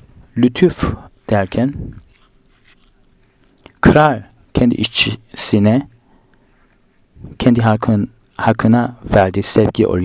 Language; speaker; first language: Turkish; non-native, fluent; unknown